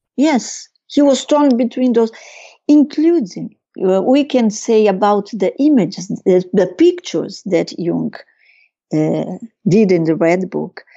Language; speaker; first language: English; non-native, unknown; Portuguese